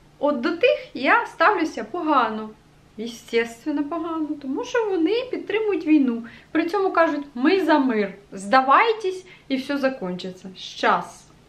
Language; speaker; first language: Ukrainian; non-native, local second language; Russian